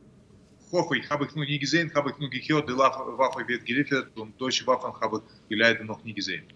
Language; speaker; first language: German; non-native, fluent; Russian